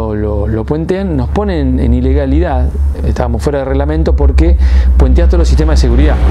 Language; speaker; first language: Spanish; native; Spanish